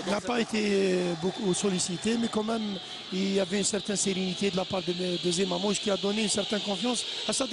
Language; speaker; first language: French; non-native, local second language; Arabic